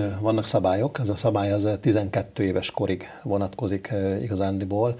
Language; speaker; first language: Hungarian; native; Hungarian